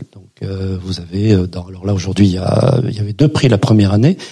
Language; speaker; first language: French; native; French